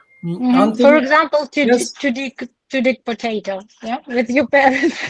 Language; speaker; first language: English; non-native, learner; Ukrainian